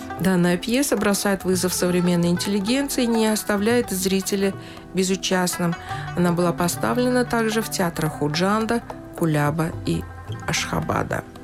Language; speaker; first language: Russian; non-native, local second language; Tajik